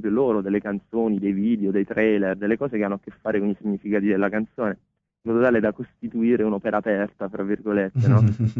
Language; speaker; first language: Italian; native; Italian